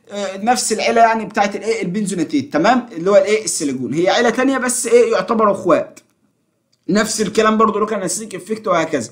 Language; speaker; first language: Arabic; native; Arabic